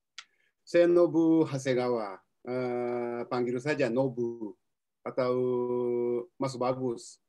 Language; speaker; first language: Indonesian; non-native, fluent; Japanese